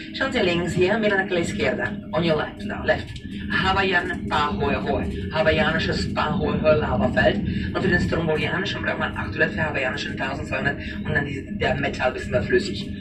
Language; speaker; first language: German; non-native, fluent; Czech